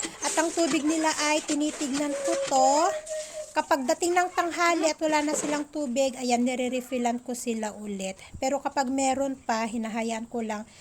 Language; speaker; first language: Filipino; native; Filipino